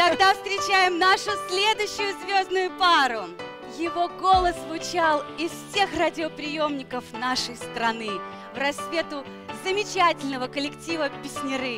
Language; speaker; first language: Russian; native; Russian